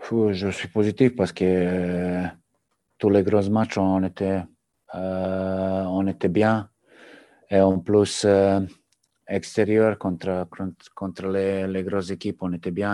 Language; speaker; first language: French; non-native, learner; Serbian